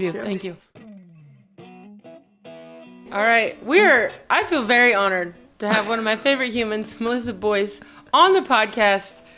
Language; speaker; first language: English; native; English